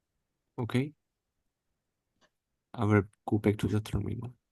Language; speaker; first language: English; non-native, learner; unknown